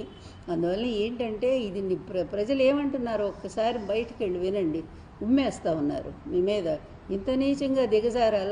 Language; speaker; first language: Telugu; native; Telugu